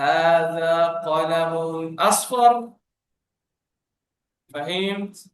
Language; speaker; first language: Arabic; non-native, fluent; Bangla